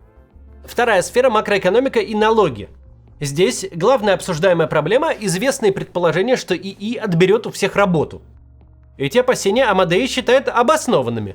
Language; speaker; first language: Russian; native; Russian